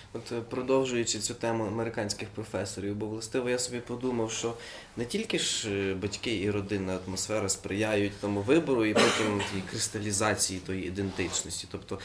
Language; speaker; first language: Ukrainian; native; Ukrainian